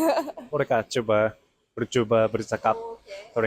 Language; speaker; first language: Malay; non-native, fluent; Japanese